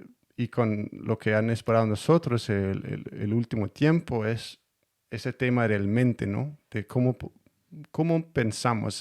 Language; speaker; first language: Spanish; non-native, learner; Danish